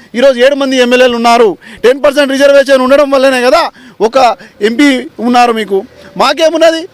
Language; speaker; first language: Telugu; non-native, local second language; Lambadi